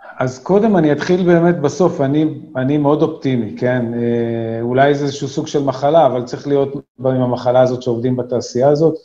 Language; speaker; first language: Hebrew; native; Hebrew